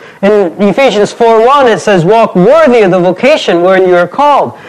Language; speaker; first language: English; native; English